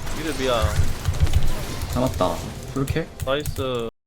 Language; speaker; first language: Korean; native; Korean